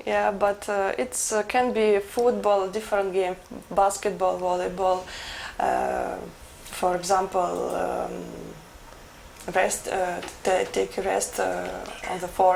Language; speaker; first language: English; non-native, learner; Ukrainian